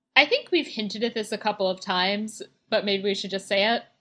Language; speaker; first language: English; native; English